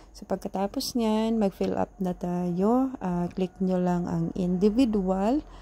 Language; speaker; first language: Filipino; native; Filipino